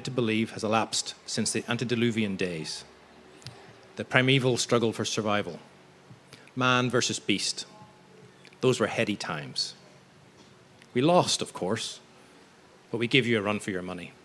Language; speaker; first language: English; native; English